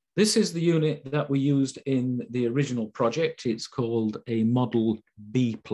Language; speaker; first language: English; native; English